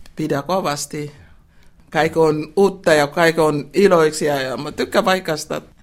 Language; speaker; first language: Finnish; non-native, learner; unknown